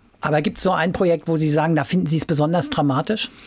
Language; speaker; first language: German; native; German